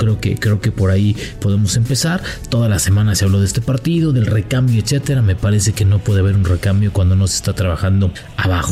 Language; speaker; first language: Spanish; native; Spanish